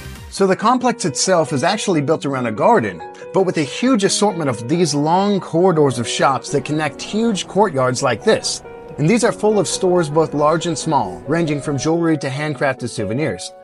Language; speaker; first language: English; native; English